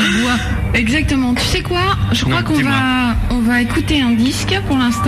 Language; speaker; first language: French; native; French